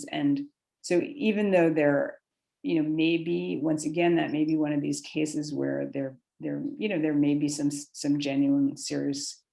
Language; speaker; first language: English; native; English